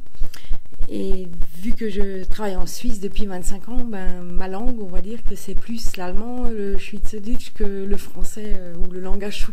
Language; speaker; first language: French; native; French